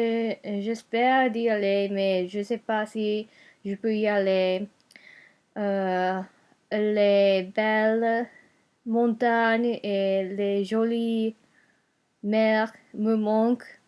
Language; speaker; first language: French; non-native, learner; Japanese